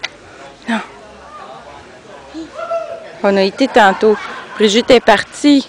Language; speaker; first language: French; native; French